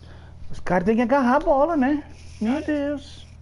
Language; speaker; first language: Portuguese; early bilingual, heritage; Portuguese